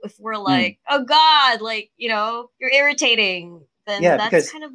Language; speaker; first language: English; non-native, local second language; Filipino